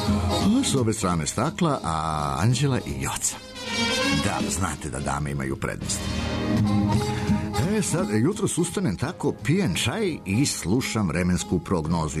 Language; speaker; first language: Serbian; native; Serbian